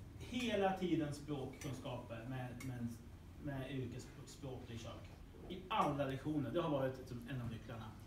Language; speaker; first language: Swedish; native; Swedish